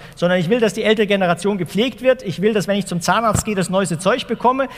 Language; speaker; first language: German; native; German